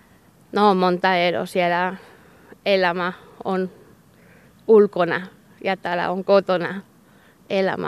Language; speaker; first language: Finnish; non-native, learner; Basque